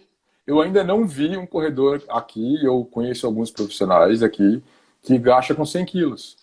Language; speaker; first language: Portuguese; native; Portuguese